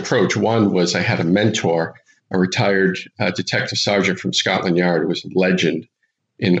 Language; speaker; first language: English; native; English